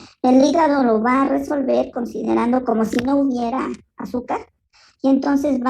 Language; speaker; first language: Spanish; native; Spanish